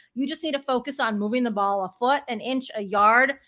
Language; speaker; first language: English; native; English